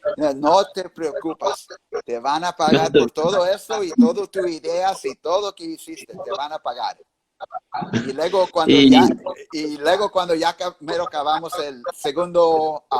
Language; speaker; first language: Spanish; early bilingual, heritage; English